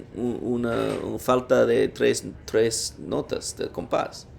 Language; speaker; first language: Spanish; non-native, learner; English